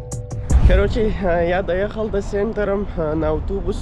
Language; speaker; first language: Russian; non-native, learner; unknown